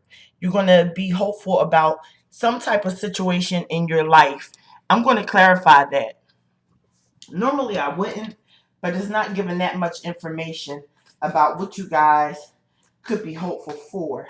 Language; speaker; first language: English; native; English